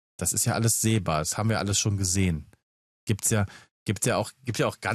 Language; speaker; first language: German; native; German